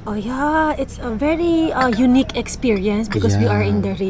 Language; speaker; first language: English; non-native, fluent; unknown